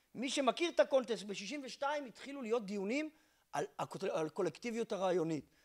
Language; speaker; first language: Hebrew; native; Hebrew